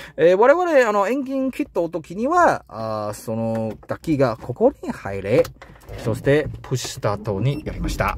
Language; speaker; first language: Japanese; non-native, learner; Chinese